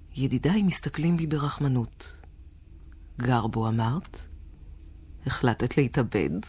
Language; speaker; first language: Hebrew; native; Hebrew